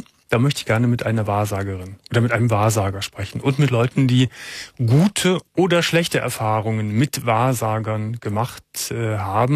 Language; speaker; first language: German; native; German